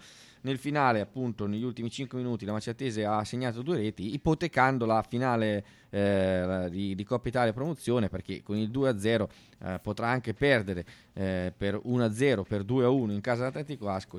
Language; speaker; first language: Italian; native; Italian